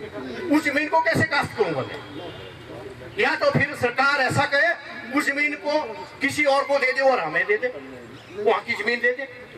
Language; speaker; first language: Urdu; non-native, local second language; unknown